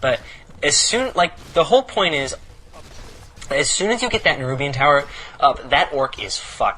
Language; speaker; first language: English; native; English